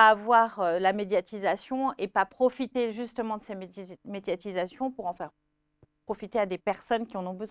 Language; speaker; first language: French; native; French